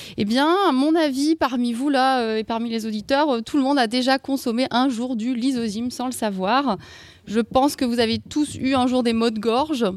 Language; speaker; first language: French; native; French